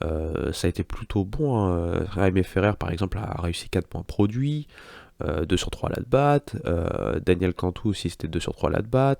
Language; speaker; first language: French; native; French